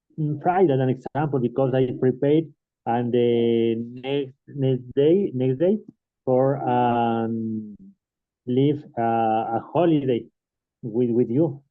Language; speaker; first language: English; non-native, learner; Spanish